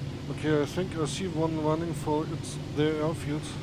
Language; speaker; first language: English; non-native, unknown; German